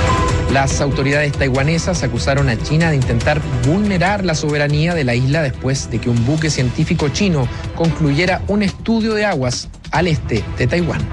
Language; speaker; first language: Spanish; native; Spanish